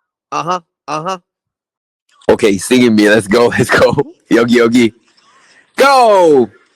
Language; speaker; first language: English; non-native, learner; Korean